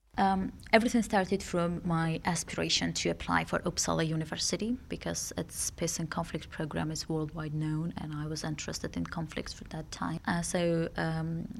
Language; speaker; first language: English; non-native, fluent; Georgian